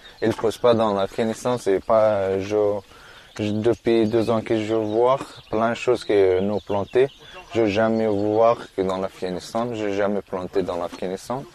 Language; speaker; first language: French; non-native, learner; Persian